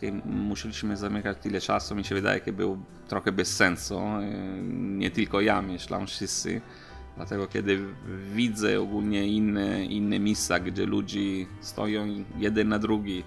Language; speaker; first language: Polish; non-native, learner; Italian